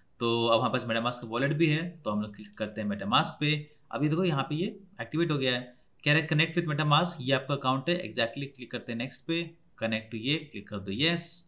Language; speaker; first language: Hindi; native; Hindi